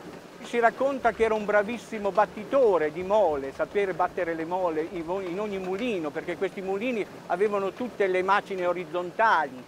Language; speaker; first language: Italian; native; Italian